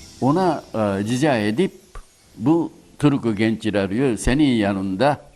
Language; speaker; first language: Turkish; non-native, learner; Japanese